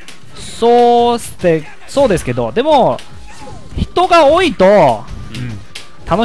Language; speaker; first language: Japanese; non-native, learner; Chinese